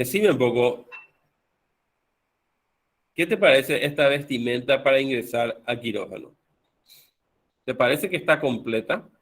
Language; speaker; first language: Spanish; native; Spanish